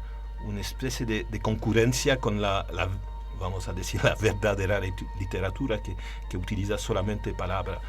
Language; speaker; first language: Spanish; non-native, learner; French